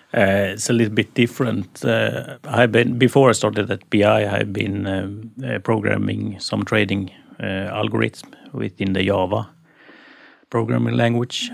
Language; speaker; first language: English; non-native, fluent; Swedish